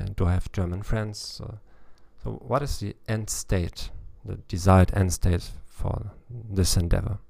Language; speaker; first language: English; non-native, fluent; German